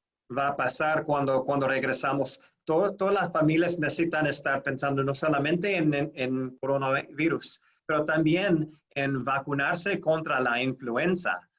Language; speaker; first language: Spanish; non-native, fluent; English